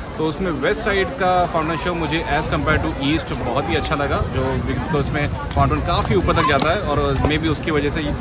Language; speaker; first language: Hindi; native; Hindi